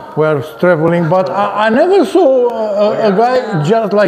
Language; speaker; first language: English; non-native, fluent; Romanian